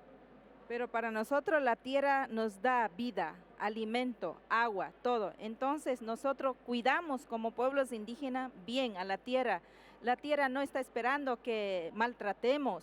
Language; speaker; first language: Spanish; non-native, local second language; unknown